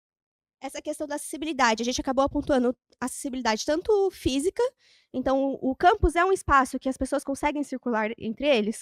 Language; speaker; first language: Portuguese; native; Portuguese